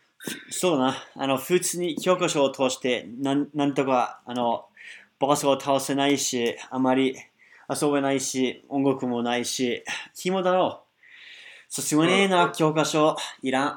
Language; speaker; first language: Japanese; non-native, fluent; English